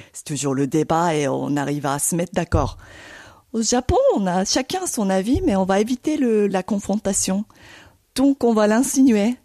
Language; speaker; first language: French; non-native, fluent; Japanese